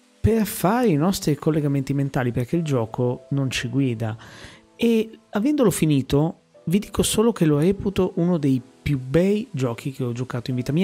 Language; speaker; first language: Italian; native; Italian